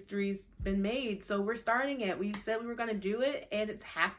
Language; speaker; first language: English; native; English